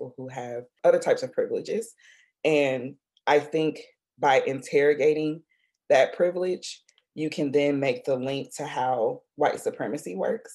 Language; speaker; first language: English; native; English